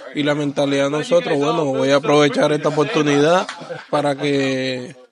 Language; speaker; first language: Spanish; native; Spanish